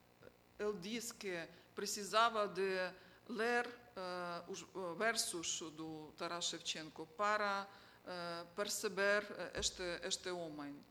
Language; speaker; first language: Portuguese; non-native, fluent; Ukrainian